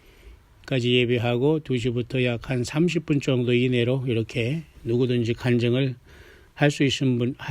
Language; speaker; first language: Korean; native; Korean